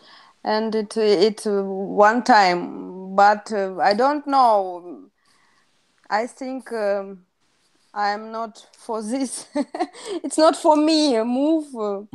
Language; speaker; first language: English; non-native, learner; Russian